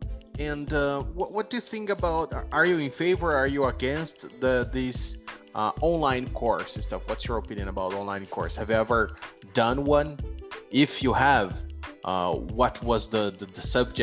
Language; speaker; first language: English; non-native, fluent; Portuguese